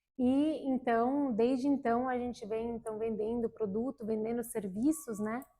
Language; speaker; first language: Portuguese; early bilingual, heritage; Portuguese